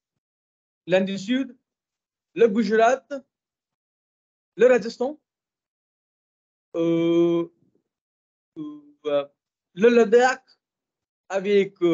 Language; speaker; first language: French; non-native, fluent; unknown